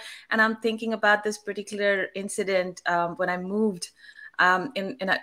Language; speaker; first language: English; non-native, local second language; Bangla